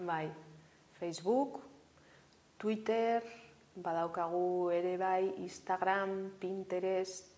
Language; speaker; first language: Basque; non-native, local second language; Spanish